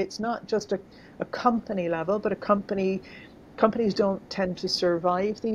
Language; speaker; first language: English; native; English